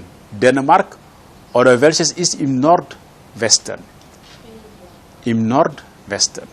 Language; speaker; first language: German; non-native, fluent; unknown